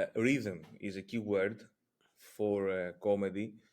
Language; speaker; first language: English; non-native, fluent; Greek